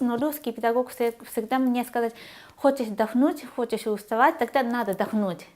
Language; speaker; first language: Russian; non-native, learner; Japanese